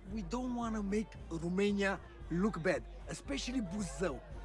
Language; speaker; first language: English; non-native, learner; Romanian